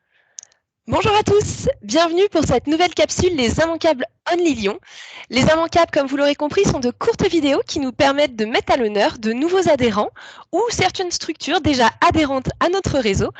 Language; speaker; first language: French; native; French